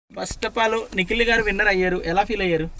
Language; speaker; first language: Telugu; native; Telugu